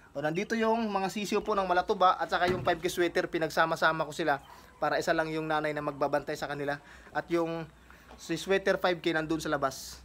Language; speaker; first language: Filipino; non-native, local second language; Cebuano